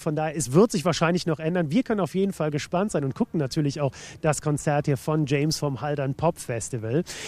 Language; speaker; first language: German; native; German